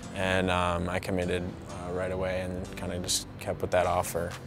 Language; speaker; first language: English; native; English